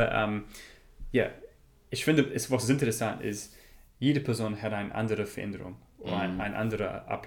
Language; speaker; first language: German; non-native, learner; English